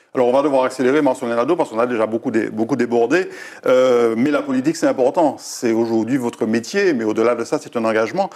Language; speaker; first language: French; native; French